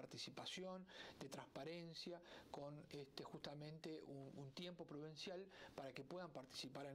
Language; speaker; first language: Spanish; native; Spanish